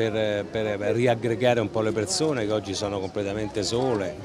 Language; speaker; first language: Italian; native; Italian